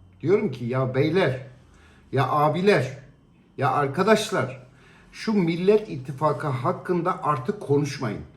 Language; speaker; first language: Turkish; native; Turkish